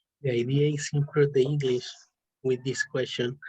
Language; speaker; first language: English; non-native, learner; Spanish